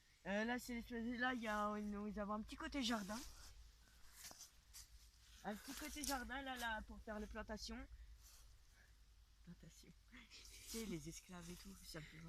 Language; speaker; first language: French; native; French